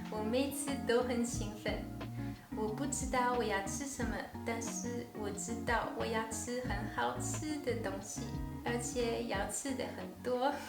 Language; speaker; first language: Chinese; non-native, fluent; French